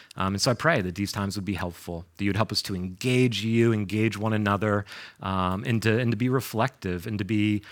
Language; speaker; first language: English; native; English